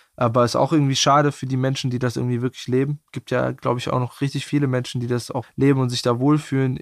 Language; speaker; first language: German; native; German